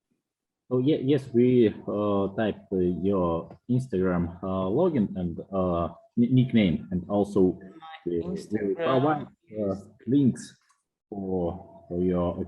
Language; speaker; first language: English; non-native, fluent; Russian